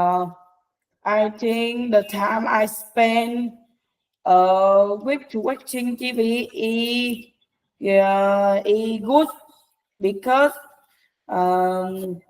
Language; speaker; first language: English; non-native, learner; Vietnamese